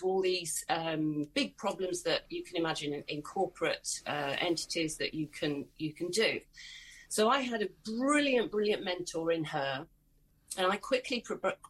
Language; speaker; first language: English; native; English